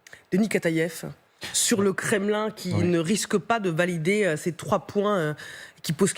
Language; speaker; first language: French; native; French